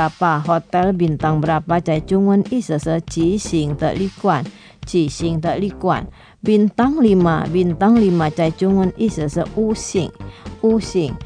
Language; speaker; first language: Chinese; non-native, fluent; Indonesian